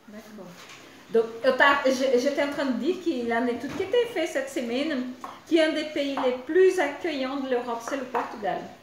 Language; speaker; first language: French; non-native, fluent; Portuguese